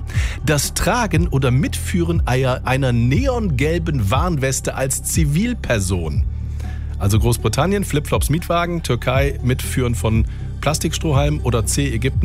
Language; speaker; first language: German; native; German